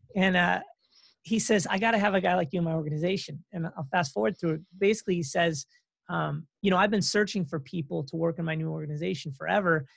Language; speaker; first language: English; native; English